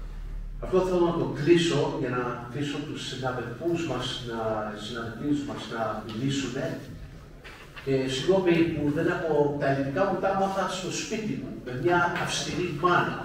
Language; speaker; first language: Greek; early bilingual, heritage; Greek